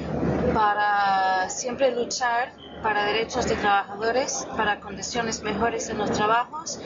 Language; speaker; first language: Spanish; non-native, fluent; English